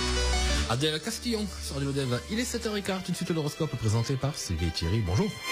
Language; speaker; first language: French; native; French